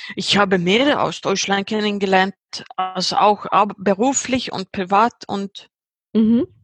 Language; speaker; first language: German; non-native, fluent; Swedish